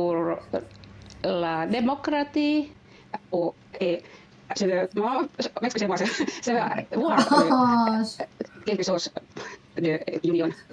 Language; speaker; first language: French; non-native, learner; Finnish